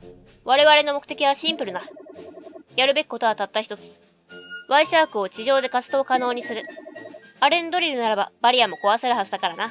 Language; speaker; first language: Japanese; native; Japanese